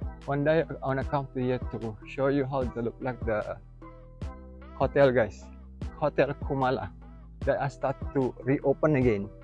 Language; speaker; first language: English; non-native, learner; Indonesian